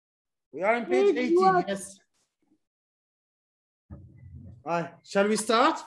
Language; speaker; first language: English; non-native, fluent; Arabic